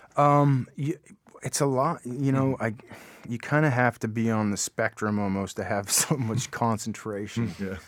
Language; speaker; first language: English; native; English